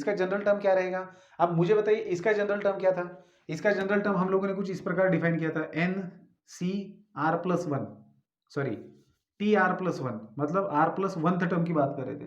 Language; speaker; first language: Hindi; native; Hindi